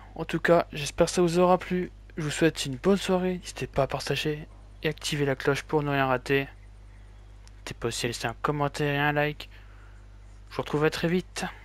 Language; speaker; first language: French; native; French